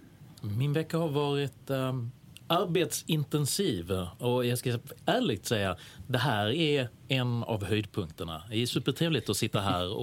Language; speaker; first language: Swedish; native; Swedish